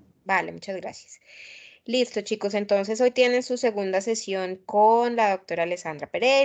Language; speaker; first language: Spanish; native; Spanish